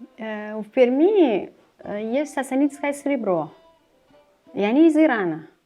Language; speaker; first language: Russian; non-native, learner; Persian